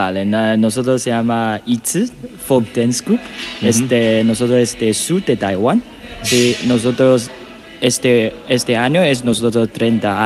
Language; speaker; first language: Spanish; non-native, learner; Chinese